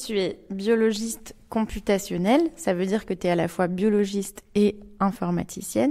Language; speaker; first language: French; native; French